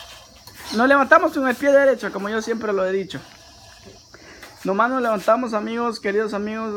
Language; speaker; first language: Spanish; native; Spanish